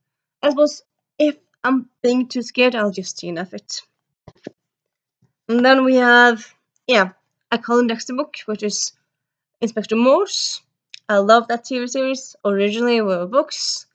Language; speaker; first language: English; early bilingual, heritage; Norwegian